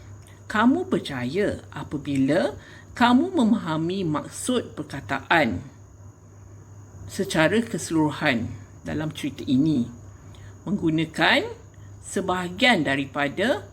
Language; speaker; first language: Malay; native; Malay